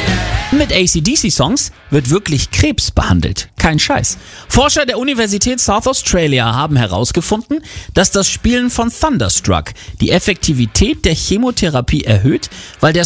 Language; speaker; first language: German; native; German